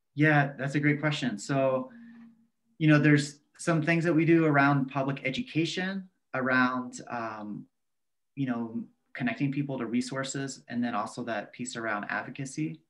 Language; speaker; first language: English; native; English